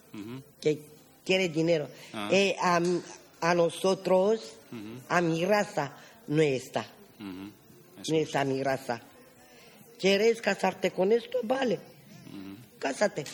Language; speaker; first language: Spanish; non-native, learner; Romany